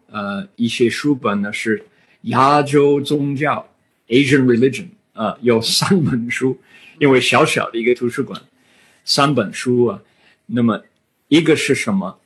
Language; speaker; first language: Chinese; non-native, fluent; English